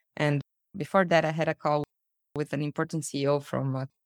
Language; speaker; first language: English; early bilingual, other home language; Portuguese